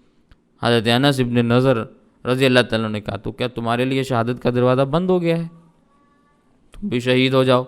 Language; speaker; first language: Urdu; native; Urdu